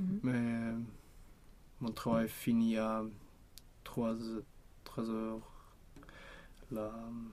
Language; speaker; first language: French; non-native, learner; Swedish